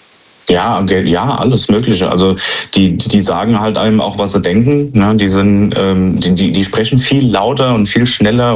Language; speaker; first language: German; native; German